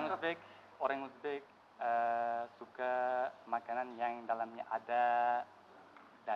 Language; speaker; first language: Indonesian; non-native, learner; Uzbek